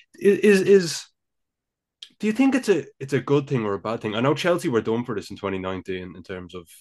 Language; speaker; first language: English; native; English